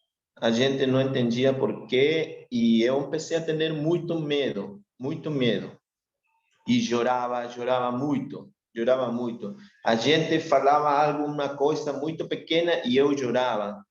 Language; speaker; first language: Portuguese; non-native, learner; Spanish